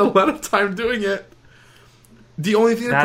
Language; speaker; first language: English; non-native, fluent; French